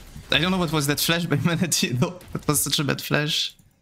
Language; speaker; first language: English; non-native, fluent; French